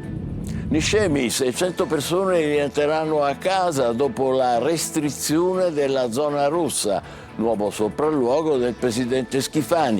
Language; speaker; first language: Italian; native; Italian